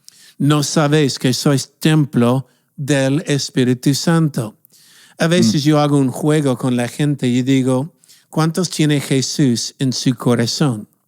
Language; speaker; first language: Spanish; non-native, fluent; English